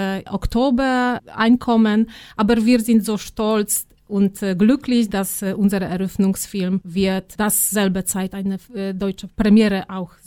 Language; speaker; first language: German; non-native, fluent; Polish